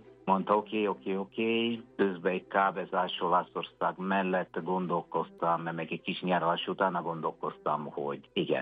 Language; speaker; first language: Hungarian; non-native, fluent; Italian